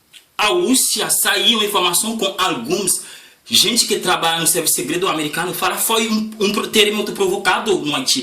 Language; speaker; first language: Portuguese; non-native, learner; Haitian Creole